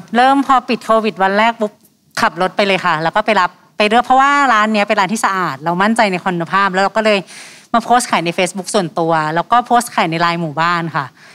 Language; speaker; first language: Thai; native; Thai